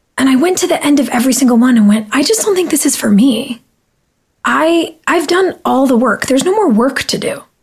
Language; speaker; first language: English; native; English